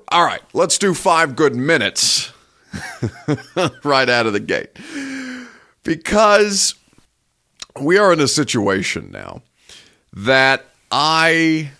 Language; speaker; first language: English; native; English